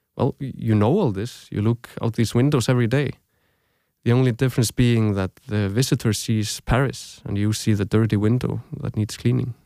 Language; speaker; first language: English; non-native, fluent; Icelandic